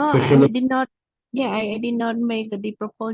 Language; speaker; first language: English; non-native, local second language; Khmer